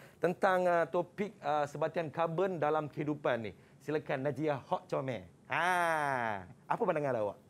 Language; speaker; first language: Malay; native; Malay